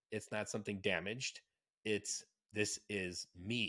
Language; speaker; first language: English; native; English